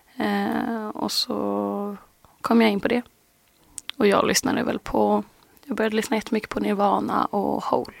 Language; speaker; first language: Swedish; native; Swedish